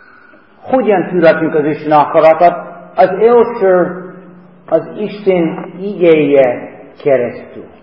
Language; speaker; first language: Hungarian; non-native, learner; English